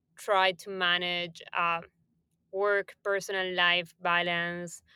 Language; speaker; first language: English; non-native, fluent; Spanish